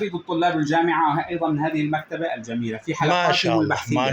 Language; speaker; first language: Arabic; native; Arabic